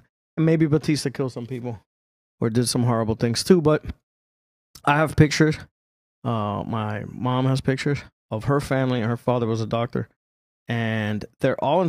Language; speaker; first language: English; native; English